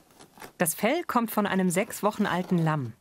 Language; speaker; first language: German; native; German